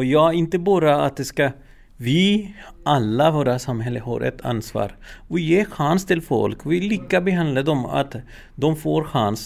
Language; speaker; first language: Swedish; non-native, learner; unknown